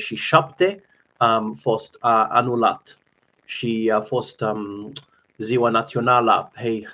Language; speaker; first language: Romanian; non-native, learner; English